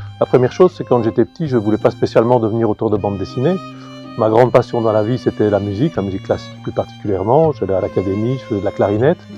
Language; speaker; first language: French; native; French